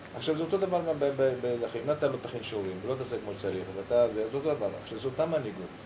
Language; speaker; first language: Hebrew; early bilingual, other home language; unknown